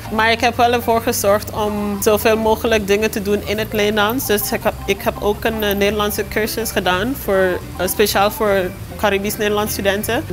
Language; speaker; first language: Dutch; non-native, local second language; English